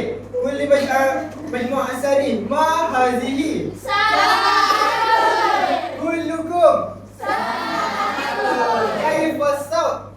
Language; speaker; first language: Arabic; non-native, learner; Malay